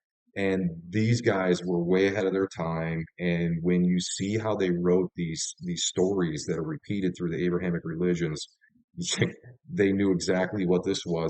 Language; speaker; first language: English; native; English